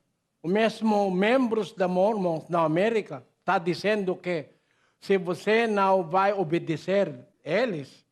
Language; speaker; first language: Portuguese; non-native, learner; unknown